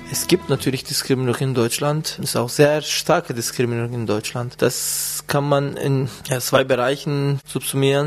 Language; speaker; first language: German; non-native, fluent; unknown